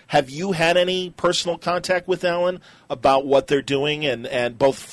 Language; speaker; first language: English; native; English